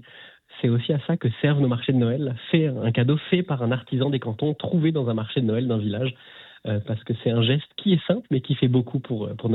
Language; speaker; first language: French; native; French